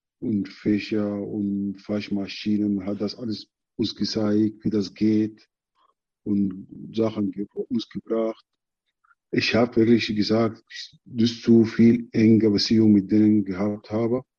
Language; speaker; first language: German; non-native, learner; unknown